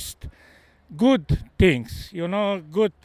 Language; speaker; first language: English; non-native, learner; Romanian